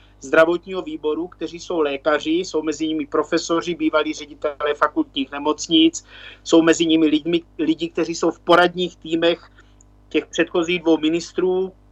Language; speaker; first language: Czech; native; Czech